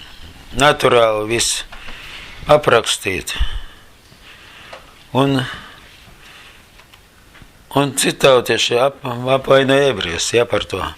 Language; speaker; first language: Latvian; non-native, learner; Russian